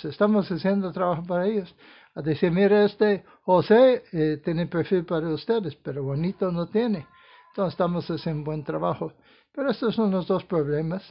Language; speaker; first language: Spanish; non-native, fluent; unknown